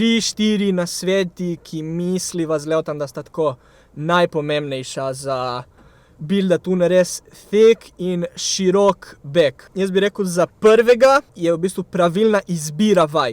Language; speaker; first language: Slovenian; native; Slovenian